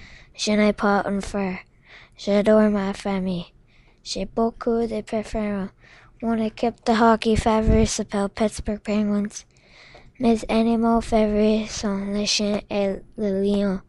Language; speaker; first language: French; non-native, local second language; English